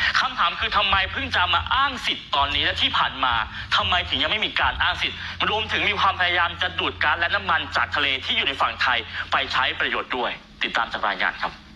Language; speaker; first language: Thai; native; Thai